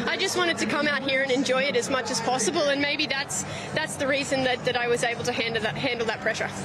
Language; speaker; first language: English; native; English